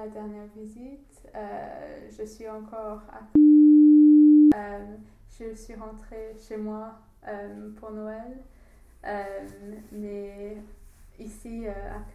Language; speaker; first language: French; non-native, learner; English